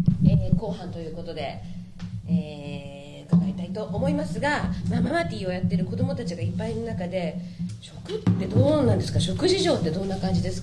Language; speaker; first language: Japanese; native; Japanese